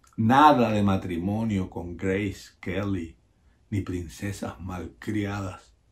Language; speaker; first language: Spanish; native; Spanish